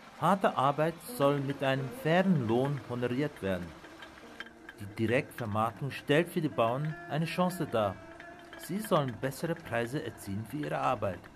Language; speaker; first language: German; early bilingual, other home language; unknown